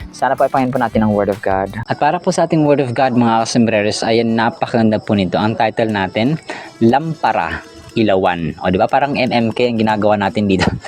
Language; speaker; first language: Filipino; non-native, local second language; Cebuano